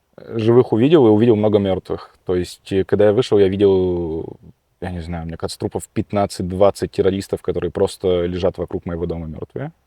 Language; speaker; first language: Russian; early bilingual, heritage; Russian